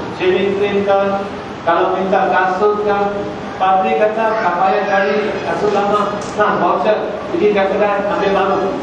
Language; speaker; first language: Malay; non-native, local second language; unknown